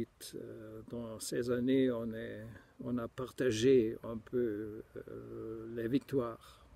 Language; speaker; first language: French; non-native, fluent; German